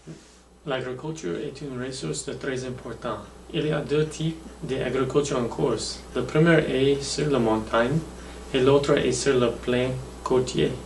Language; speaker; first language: French; non-native, learner; English